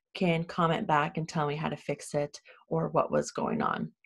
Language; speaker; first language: English; native; English